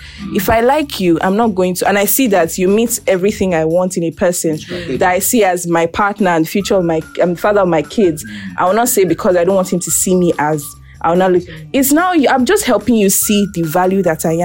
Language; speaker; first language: English; non-native, local second language; Yoruba